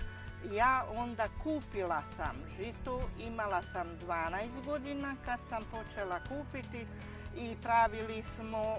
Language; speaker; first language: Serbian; non-native, local second language; Hungarian